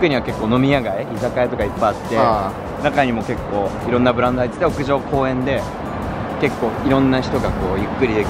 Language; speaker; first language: Japanese; native; Japanese